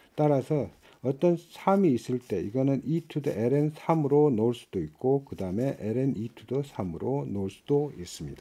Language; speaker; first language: Korean; native; Korean